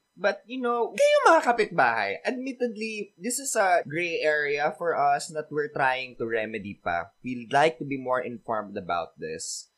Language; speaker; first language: English; non-native, local second language; Filipino